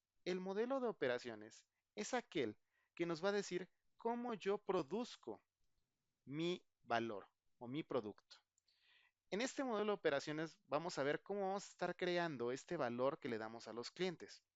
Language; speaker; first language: Spanish; native; Spanish